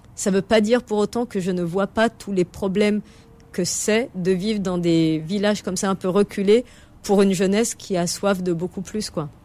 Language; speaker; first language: French; native; French